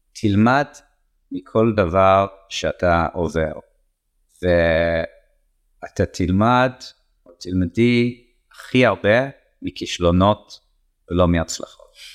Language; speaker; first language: Hebrew; non-native, fluent; English